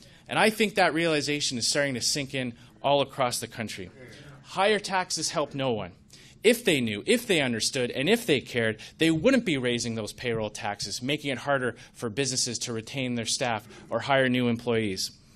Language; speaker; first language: English; native; English